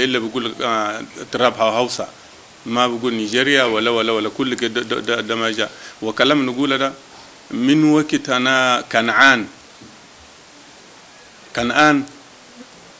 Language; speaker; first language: Arabic; non-native, local second language; Hausa